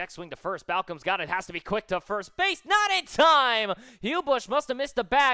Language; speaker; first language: English; native; English